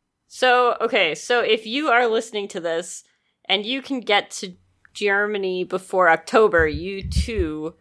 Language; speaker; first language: English; native; English